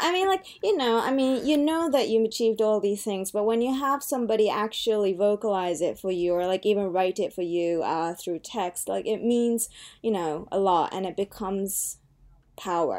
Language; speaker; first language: English; early bilingual, other home language; Japanese